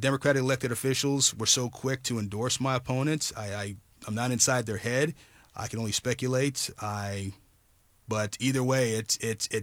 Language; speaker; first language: English; native; English